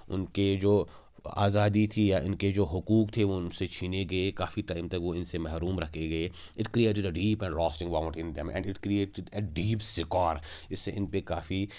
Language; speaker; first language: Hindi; non-native, local second language; Kashmiri